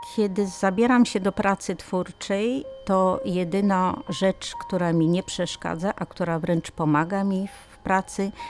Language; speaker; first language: Polish; native; Polish